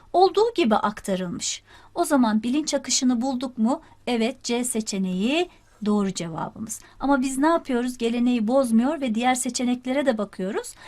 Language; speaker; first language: Turkish; native; Turkish